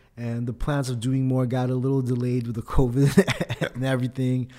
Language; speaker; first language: English; early bilingual, other home language; Filipino